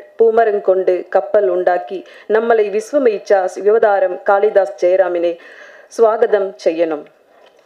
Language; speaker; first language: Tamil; native; Tamil